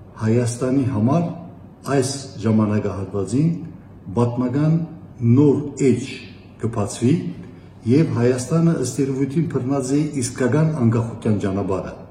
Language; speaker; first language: Armenian; early bilingual, heritage; Armenian